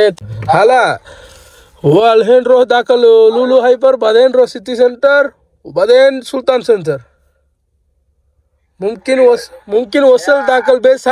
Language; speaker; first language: Arabic; non-native, learner; Tamil